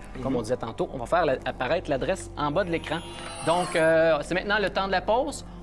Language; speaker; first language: French; native; French